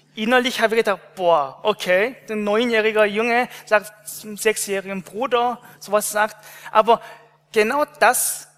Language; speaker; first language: German; non-native, fluent; Korean